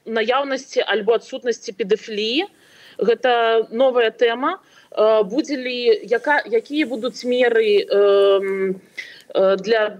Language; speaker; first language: Belarusian; non-native, local second language; Russian